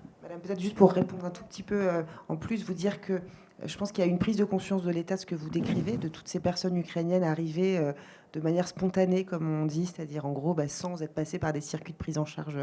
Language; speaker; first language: French; native; French